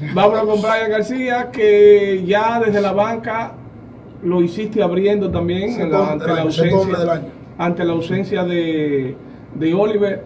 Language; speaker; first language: Spanish; native; Spanish